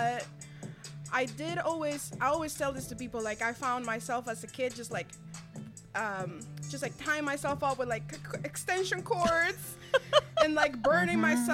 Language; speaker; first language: English; non-native, fluent; Spanish